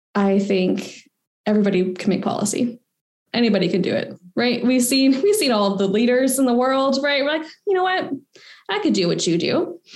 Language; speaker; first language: English; native; English